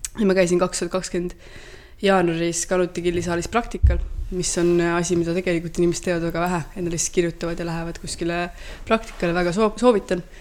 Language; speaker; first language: Estonian; early bilingual, heritage; Estonian